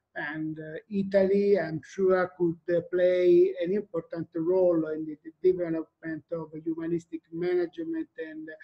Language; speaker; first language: English; non-native, fluent; Italian